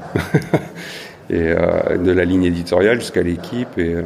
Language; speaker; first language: French; native; French